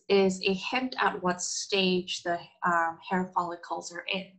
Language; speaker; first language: English; non-native, fluent; Korean